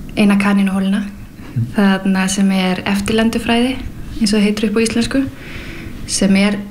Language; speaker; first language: Icelandic; early bilingual, heritage; Icelandic